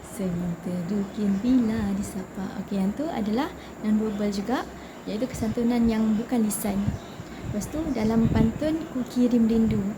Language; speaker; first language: Malay; native; Malay